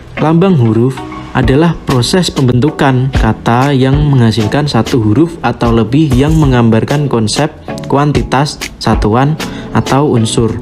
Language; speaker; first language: Indonesian; native; Indonesian